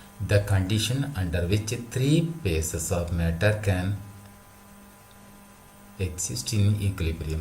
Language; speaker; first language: English; non-native, local second language; Tamil